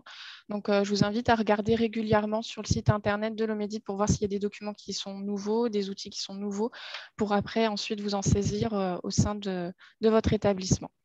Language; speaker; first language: French; native; French